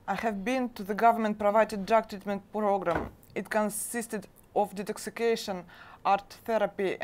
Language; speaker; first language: English; non-native, learner; Russian